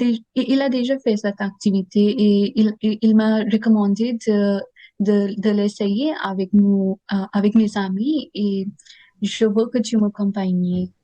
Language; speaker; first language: French; non-native, learner; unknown